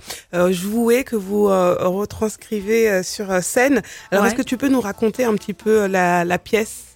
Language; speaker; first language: French; native; French